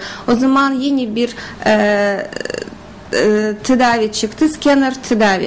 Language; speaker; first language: Turkish; non-native, learner; Russian